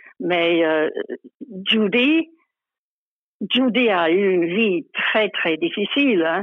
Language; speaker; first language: French; non-native, fluent; English